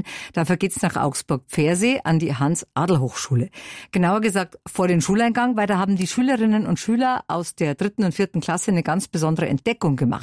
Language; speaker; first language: German; native; German